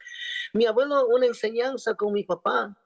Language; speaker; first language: Spanish; non-native, local second language; Quechua